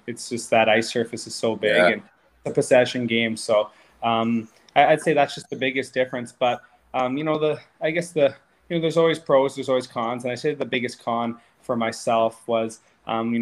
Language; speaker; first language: English; native; English